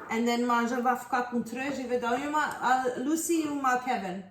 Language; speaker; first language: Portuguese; early bilingual, heritage; Portuguese